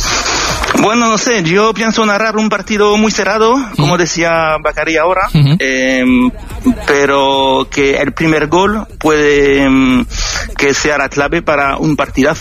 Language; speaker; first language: Spanish; non-native, fluent; French